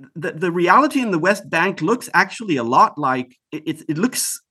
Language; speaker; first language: English; early bilingual, other home language; Hebrew